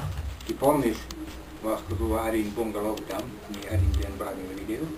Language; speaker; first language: Bulgarian; non-native, learner; Finnish